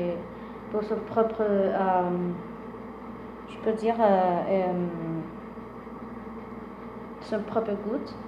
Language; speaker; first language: French; non-native, fluent; Spanish